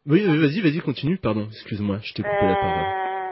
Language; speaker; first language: French; native; French